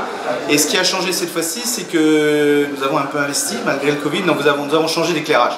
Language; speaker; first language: French; native; French